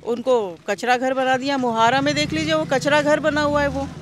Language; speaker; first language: Hindi; native; Hindi